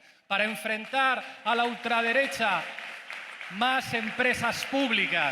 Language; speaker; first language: Spanish; native; Spanish